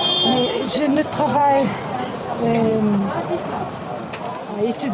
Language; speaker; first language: French; non-native, learner; Portuguese